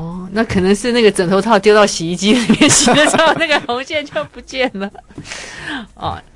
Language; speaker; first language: Chinese; native; Chinese